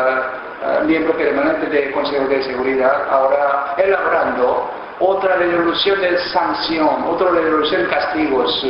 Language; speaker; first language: Spanish; non-native, fluent; Korean